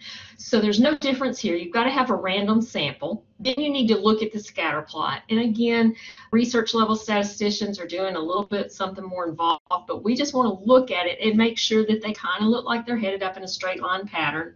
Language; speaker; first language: English; native; English